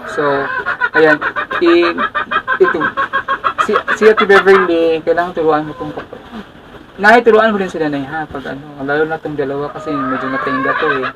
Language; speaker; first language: Filipino; non-native, local second language; Cebuano